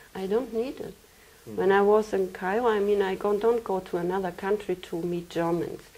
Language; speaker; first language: English; non-native, fluent; German